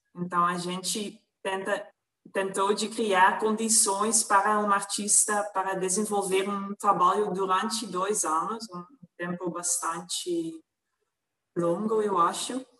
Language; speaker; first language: Portuguese; non-native, fluent; Dutch